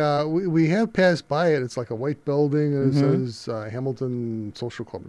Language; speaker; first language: English; native; English